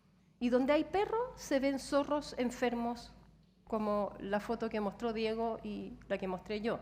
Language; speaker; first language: Spanish; native; Spanish